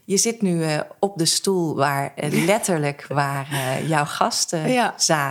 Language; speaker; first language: Dutch; native; Dutch